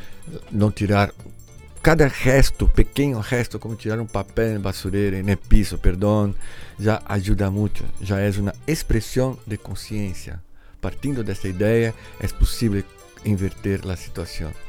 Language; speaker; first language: Spanish; non-native, learner; Portuguese